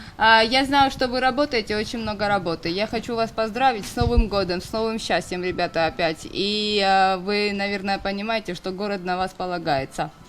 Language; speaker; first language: Russian; non-native, fluent; Georgian